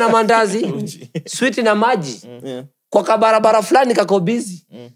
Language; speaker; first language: Swahili; native; Swahili